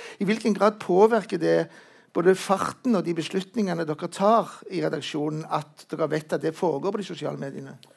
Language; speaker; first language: Norwegian; native; Norwegian